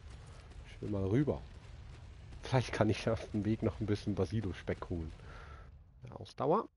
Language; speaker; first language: German; native; German